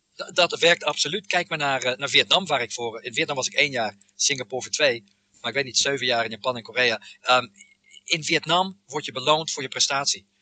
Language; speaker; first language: Dutch; non-native, fluent; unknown